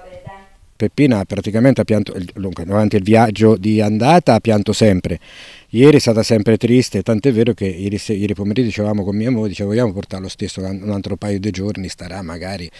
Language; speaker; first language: Italian; native; Italian